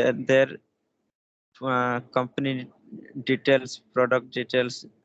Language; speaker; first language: English; non-native, learner; Hindi